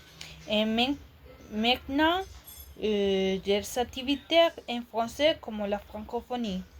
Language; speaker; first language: French; non-native, learner; Spanish